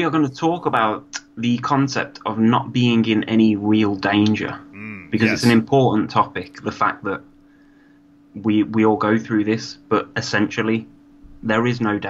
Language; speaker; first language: English; native; English